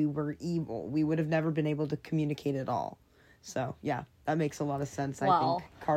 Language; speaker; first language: English; non-native, fluent; French